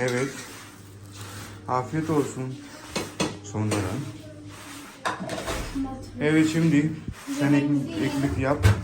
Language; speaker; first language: Turkish; non-native, learner; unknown